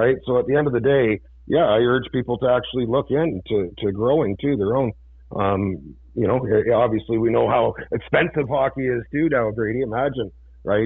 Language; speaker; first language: English; native; English